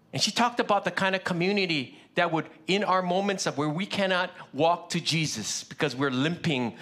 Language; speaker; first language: English; early bilingual, other home language; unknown